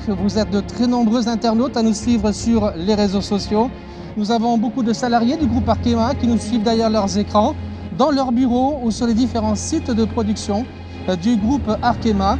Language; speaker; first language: French; native; French